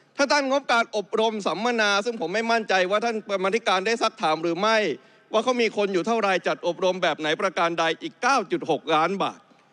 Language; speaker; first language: Thai; native; Thai